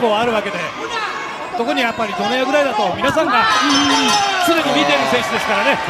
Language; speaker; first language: Japanese; native; Japanese